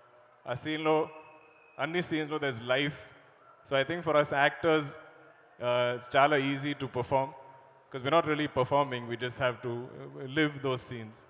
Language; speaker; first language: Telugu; non-native, learner; Malayalam